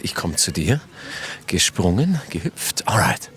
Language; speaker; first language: German; native; German